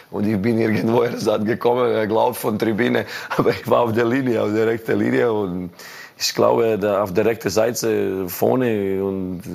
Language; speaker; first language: German; non-native, learner; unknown